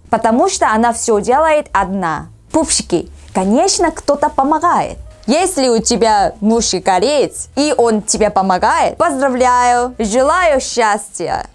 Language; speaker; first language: Russian; non-native, learner; Korean